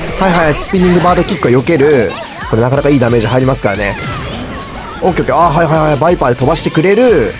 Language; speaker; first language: Japanese; native; Japanese